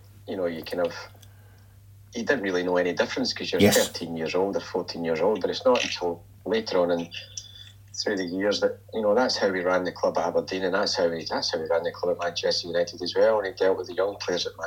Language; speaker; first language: English; native; English